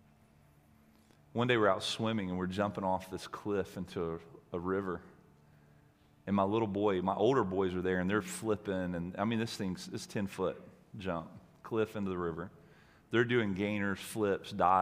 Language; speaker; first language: English; native; English